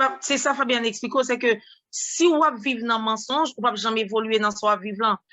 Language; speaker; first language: French; non-native, local second language; Haitian Creole